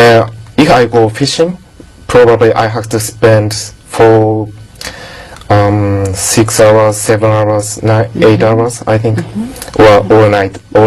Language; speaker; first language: English; non-native, learner; Japanese